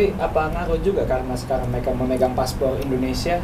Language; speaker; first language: Indonesian; native; Indonesian